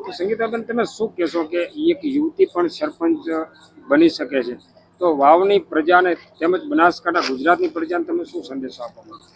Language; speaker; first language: Gujarati; native; Gujarati